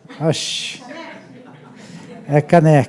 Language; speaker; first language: Portuguese; native; Portuguese